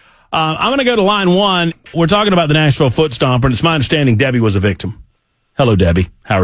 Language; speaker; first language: English; native; English